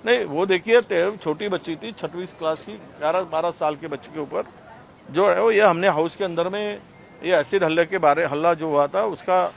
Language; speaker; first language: Hindi; non-native, local second language; Marathi